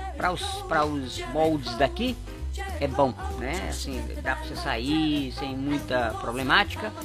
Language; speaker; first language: Portuguese; native; Portuguese